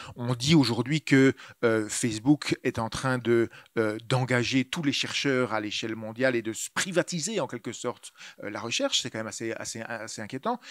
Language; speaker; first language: French; native; French